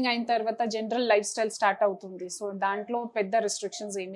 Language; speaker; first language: Telugu; non-native, fluent; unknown